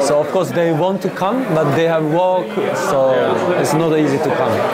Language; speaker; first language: English; non-native, learner; Japanese